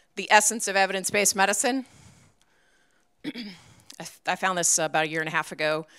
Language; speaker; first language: English; native; English